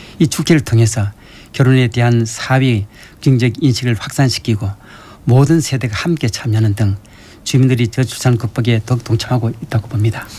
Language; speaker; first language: Korean; native; Korean